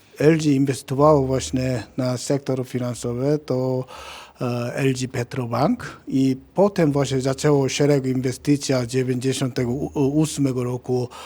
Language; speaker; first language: Polish; non-native, learner; Korean